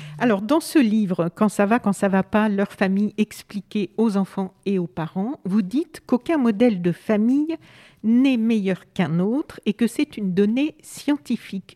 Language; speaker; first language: French; native; French